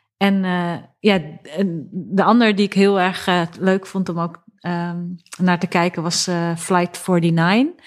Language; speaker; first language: Dutch; early bilingual, other home language; Persian